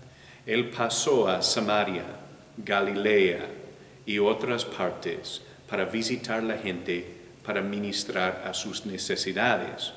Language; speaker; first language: Spanish; non-native, fluent; English